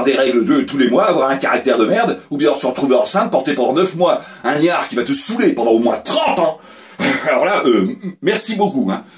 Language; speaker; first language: French; native; French